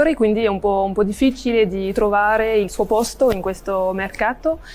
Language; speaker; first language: Italian; non-native, fluent; French